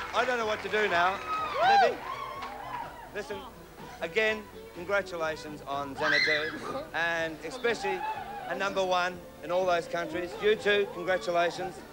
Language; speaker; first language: English; native; English